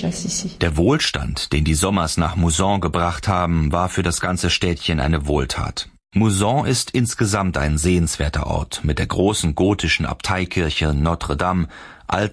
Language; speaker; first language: German; native; German